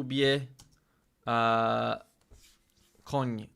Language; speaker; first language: Polish; non-native, learner; English